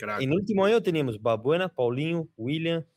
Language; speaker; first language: Spanish; non-native, learner; Portuguese